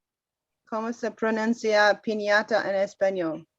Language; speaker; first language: Spanish; non-native, learner; English